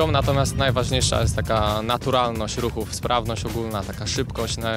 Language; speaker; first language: Polish; native; Polish